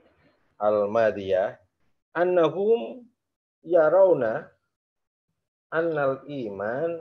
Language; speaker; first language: Arabic; non-native, fluent; Indonesian